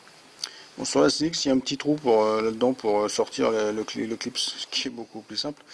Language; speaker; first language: French; native; French